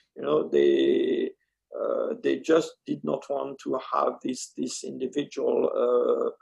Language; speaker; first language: English; early bilingual, other home language; French